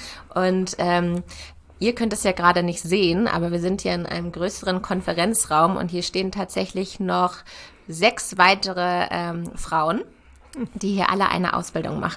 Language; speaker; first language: German; native; German